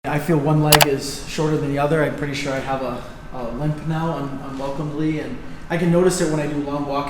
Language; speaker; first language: English; native; English